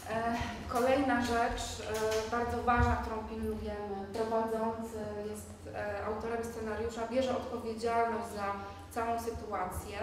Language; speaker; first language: Polish; native; Polish